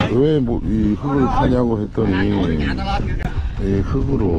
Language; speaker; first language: Korean; native; Korean